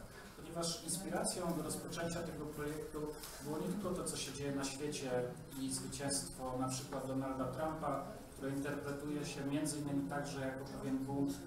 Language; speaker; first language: Polish; native; Polish